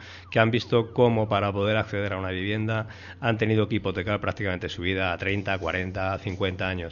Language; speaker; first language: Spanish; native; Spanish